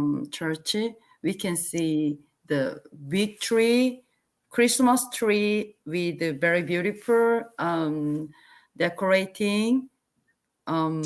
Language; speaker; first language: English; non-native, learner; Korean